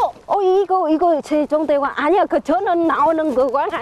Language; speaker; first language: Korean; non-native, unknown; Vietnamese